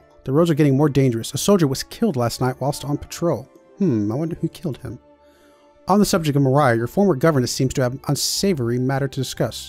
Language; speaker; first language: English; native; English